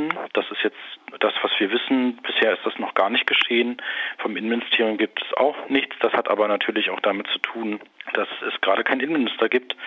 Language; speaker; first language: German; native; German